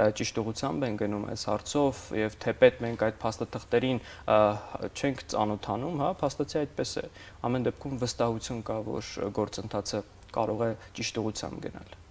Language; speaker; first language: Armenian; native; Armenian